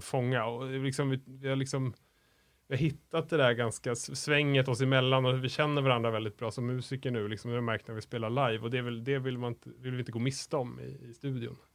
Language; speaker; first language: Swedish; native; Swedish